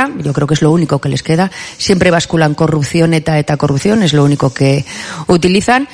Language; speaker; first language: Spanish; native; Spanish